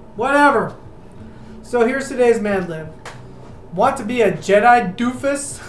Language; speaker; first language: English; early bilingual, other home language; Spanish